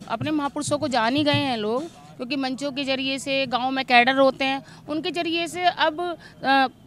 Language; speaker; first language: Hindi; native; Hindi